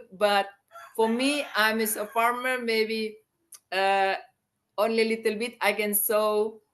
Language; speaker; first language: English; non-native, learner; Indonesian